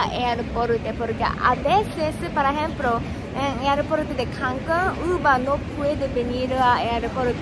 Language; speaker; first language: Spanish; non-native, learner; Japanese